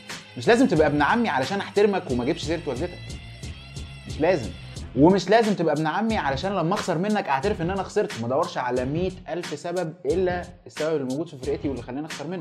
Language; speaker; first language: Arabic; native; Arabic